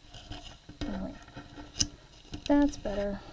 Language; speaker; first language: English; native; English